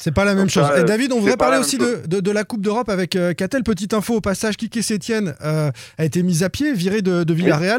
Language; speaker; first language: French; native; French